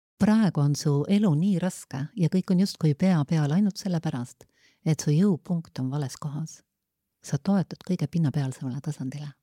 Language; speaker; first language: Estonian; native; Estonian